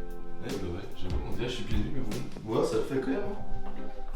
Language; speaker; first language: French; native; French